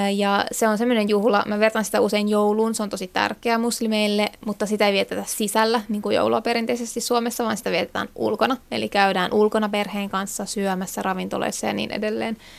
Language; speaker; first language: Finnish; native; Finnish